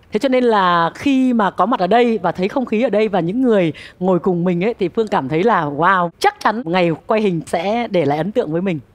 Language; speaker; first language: Vietnamese; native; Vietnamese